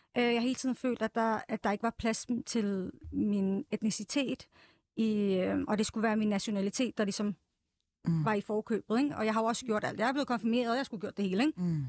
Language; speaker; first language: Danish; early bilingual, other home language; Serbian